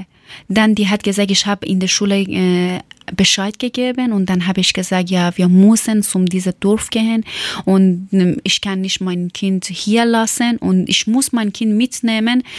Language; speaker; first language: German; non-native, learner; Persian